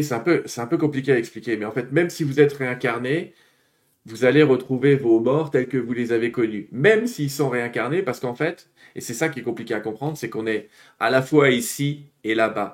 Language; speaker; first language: French; native; French